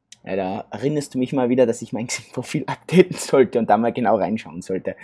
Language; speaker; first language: German; native; German